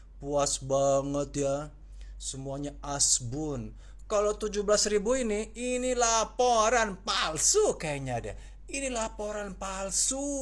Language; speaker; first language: Indonesian; native; Indonesian